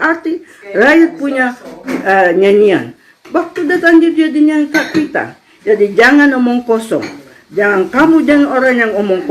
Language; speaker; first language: Indonesian; non-native, local second language; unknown